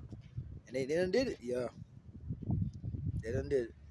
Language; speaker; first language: English; native; English